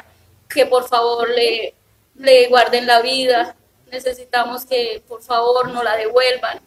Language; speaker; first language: Spanish; native; Spanish